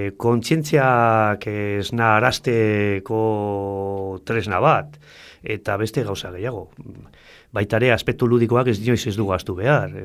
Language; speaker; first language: Basque; non-native, local second language; Spanish